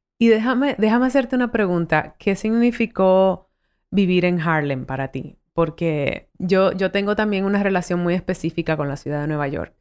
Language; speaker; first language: Spanish; early bilingual, heritage; Spanish